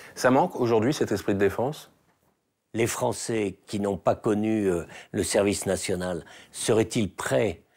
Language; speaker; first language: French; native; French